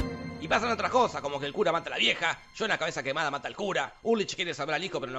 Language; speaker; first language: Spanish; native; Spanish